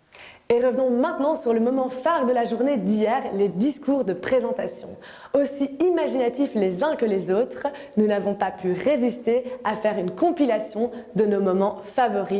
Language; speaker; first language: French; native; French